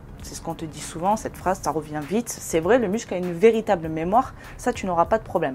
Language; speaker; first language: French; native; French